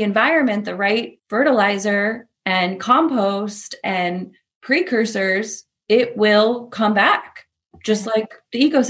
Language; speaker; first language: English; native; English